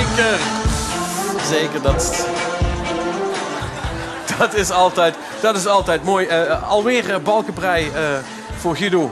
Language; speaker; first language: Dutch; native; Dutch